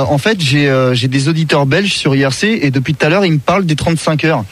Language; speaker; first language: French; native; French